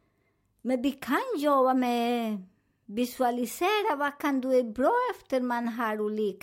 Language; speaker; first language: Swedish; non-native, learner; Spanish